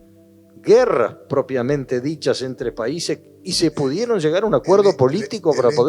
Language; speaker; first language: Spanish; native; Spanish